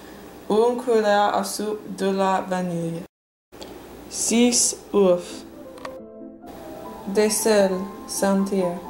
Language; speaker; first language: French; non-native, learner; English